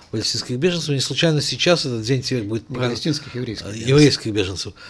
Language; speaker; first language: Russian; native; Russian